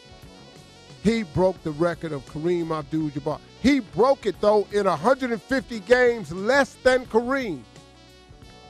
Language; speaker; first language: English; native; English